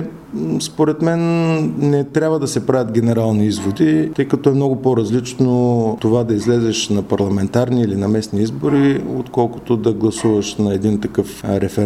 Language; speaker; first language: Bulgarian; native; Bulgarian